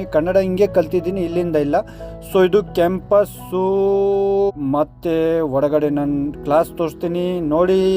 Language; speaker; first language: Kannada; non-native, fluent; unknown